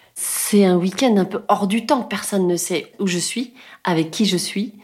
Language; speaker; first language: French; native; French